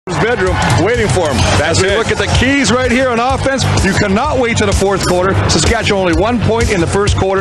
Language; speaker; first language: English; native; English